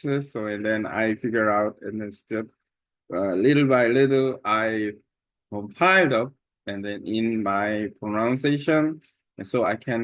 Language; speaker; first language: English; non-native, learner; Korean